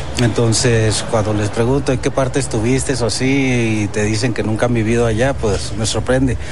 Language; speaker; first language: Spanish; early bilingual, heritage; Spanish